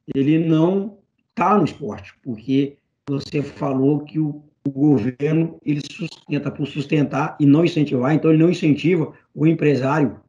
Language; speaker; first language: Portuguese; native; Portuguese